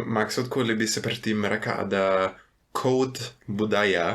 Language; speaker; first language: Indonesian; non-native, fluent; German